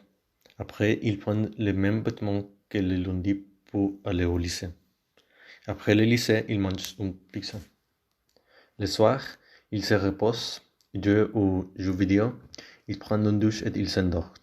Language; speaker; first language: French; non-native, learner; Spanish